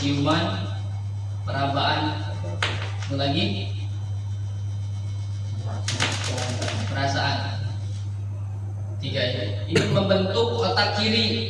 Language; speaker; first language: Indonesian; native; Indonesian